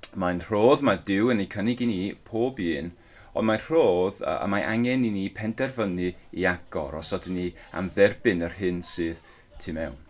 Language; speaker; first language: Welsh; non-native, local second language; English